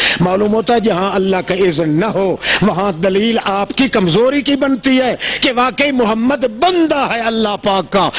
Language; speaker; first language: Urdu; non-native, local second language; Saraiki